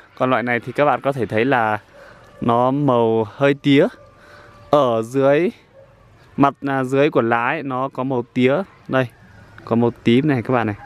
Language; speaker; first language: Vietnamese; non-native, local second language; Iu Mien